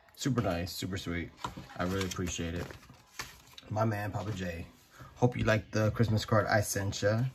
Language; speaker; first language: English; native; English